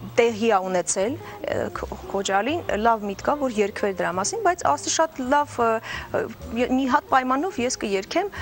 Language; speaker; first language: Armenian; early bilingual, heritage; Russian